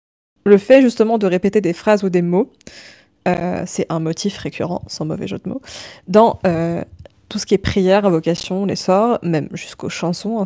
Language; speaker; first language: French; native; French